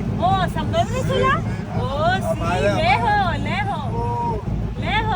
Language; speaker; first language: Spanish; non-native, learner; Malayalam